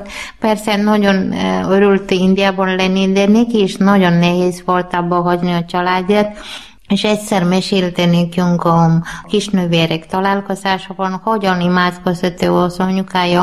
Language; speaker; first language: Hungarian; non-native, learner; Malayalam